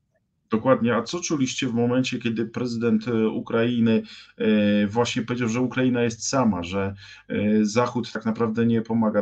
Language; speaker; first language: Polish; native; Polish